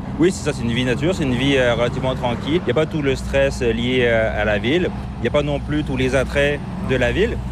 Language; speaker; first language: French; native; French